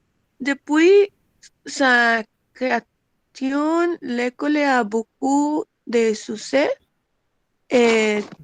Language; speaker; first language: French; non-native, learner; Spanish